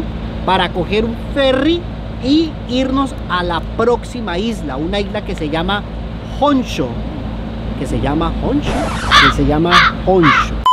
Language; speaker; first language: Spanish; native; Spanish